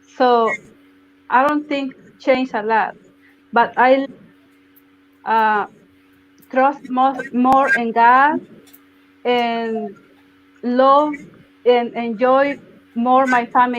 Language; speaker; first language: English; non-native, learner; Spanish